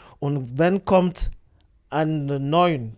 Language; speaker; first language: German; non-native, learner; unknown